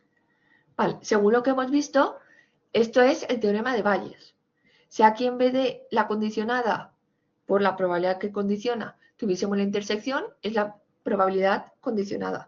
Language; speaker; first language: Spanish; native; Spanish